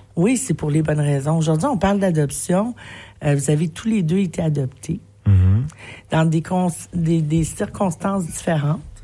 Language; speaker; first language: French; native; French